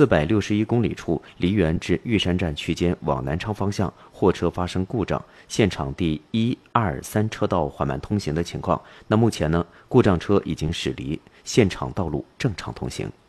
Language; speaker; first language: Chinese; native; Chinese